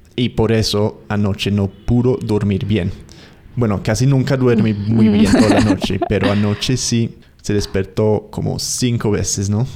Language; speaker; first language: Spanish; non-native, fluent; English